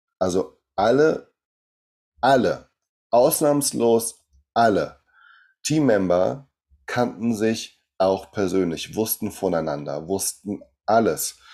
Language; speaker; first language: German; early bilingual, other home language; Portuguese